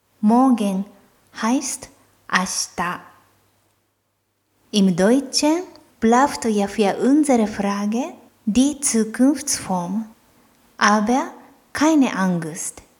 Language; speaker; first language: German; non-native, fluent; Japanese